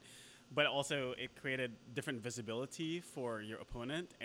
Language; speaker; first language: English; non-native, local second language; Filipino